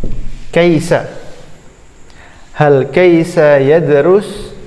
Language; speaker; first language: Arabic; non-native, fluent; Indonesian